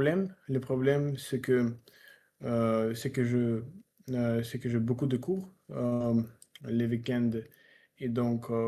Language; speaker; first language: French; non-native, learner; Russian